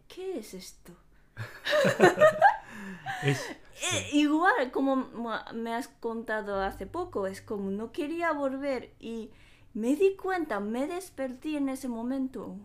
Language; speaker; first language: Spanish; non-native, fluent; Japanese